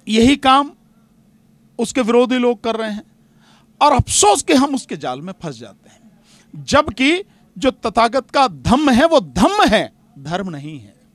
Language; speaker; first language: Hindi; native; Hindi